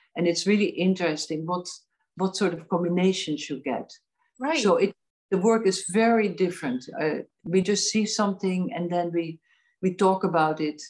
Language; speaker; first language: English; non-native, fluent; Dutch